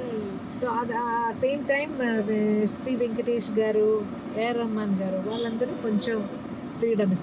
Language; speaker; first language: Telugu; non-native, local second language; Malayalam